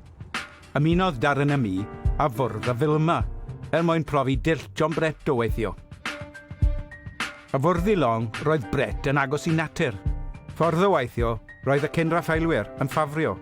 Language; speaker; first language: Welsh; native; Welsh